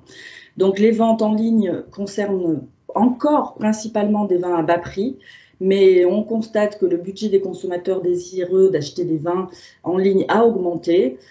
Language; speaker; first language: French; native; French